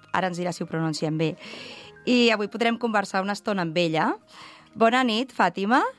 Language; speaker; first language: Catalan; native; Catalan